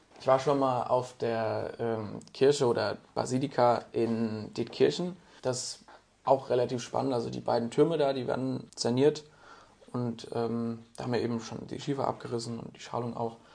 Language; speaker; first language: German; native; German